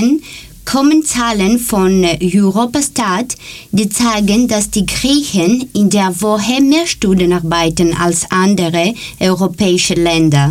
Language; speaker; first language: German; non-native, learner; Greek